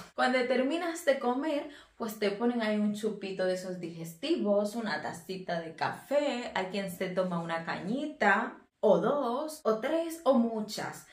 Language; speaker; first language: Spanish; native; Spanish